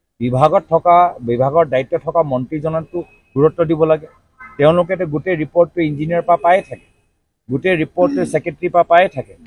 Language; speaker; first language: Assamese; native; Assamese